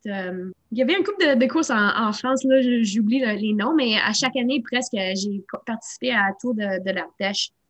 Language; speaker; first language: French; non-native, local second language; English